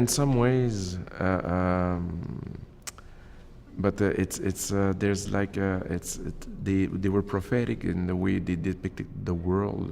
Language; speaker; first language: English; non-native, local second language; French